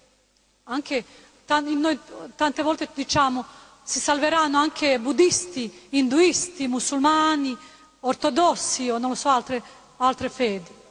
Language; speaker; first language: Italian; non-native, fluent; Croatian